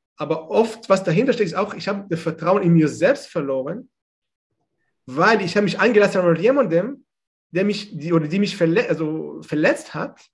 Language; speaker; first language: German; non-native, fluent; Hebrew